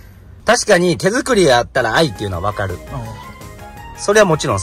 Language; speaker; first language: Japanese; native; Japanese